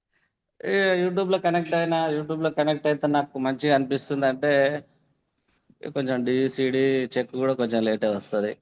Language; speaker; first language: Telugu; native; Telugu